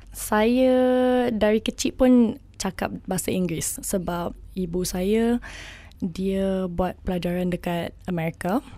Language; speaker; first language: Malay; non-native, local second language; English